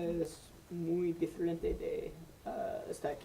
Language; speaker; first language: Spanish; non-native, learner; English